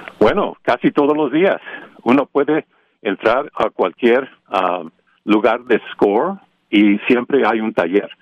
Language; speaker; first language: Spanish; early bilingual, heritage; Spanish